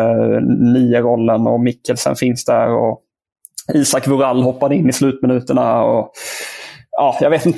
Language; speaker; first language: Swedish; native; Swedish